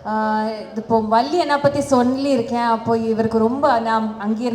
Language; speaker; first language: Tamil; non-native, fluent; Malayalam